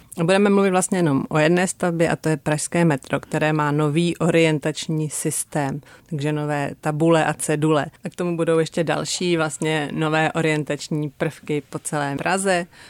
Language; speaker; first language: Czech; native; Czech